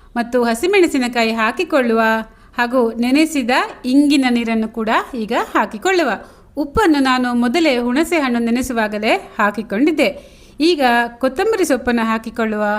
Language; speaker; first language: Kannada; native; Kannada